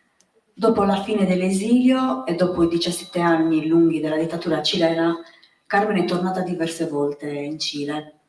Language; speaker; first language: Italian; native; Italian